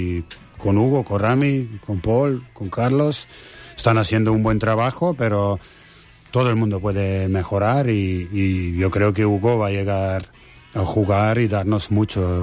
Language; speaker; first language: Spanish; non-native, fluent; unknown